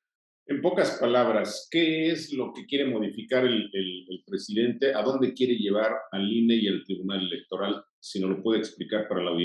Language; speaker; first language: Spanish; native; Spanish